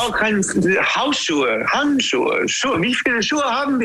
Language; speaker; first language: German; non-native, learner; English